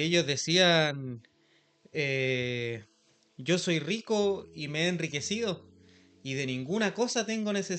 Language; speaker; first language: Spanish; native; Spanish